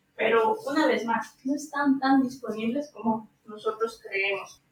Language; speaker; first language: Spanish; native; Spanish